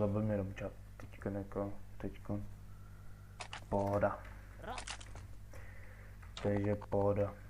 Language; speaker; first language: Czech; native; Czech